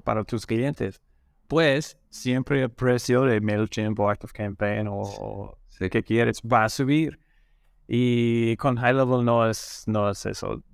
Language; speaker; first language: Spanish; non-native, learner; English